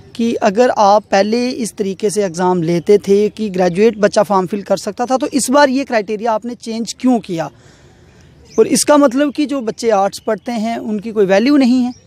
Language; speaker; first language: Hindi; non-native, local second language; Kashmiri